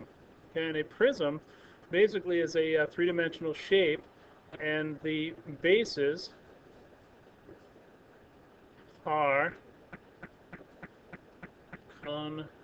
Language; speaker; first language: English; native; English